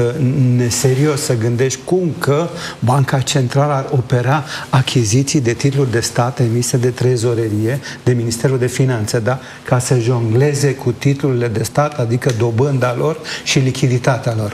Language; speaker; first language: Romanian; native; Romanian